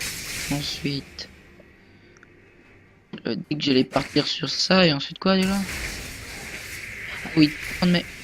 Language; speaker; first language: French; native; French